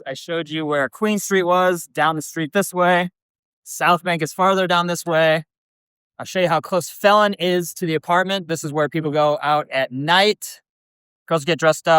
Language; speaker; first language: English; native; English